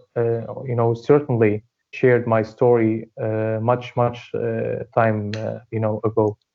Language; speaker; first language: English; non-native, fluent; Arabic